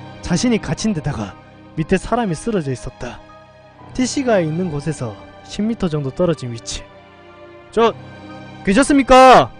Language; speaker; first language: Korean; native; Korean